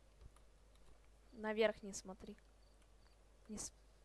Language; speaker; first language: Russian; native; Russian